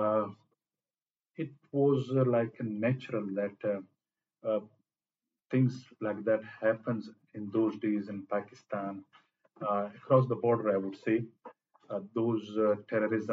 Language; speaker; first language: English; non-native, local second language; Pashto